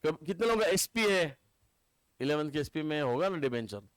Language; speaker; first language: Hindi; non-native, local second language; Marathi